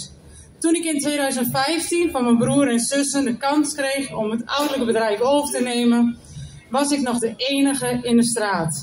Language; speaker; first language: Dutch; native; Dutch